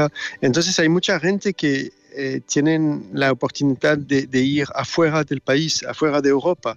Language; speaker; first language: Spanish; non-native, fluent; French